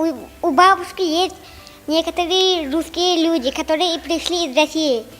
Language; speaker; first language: Russian; non-native, local second language; Tajik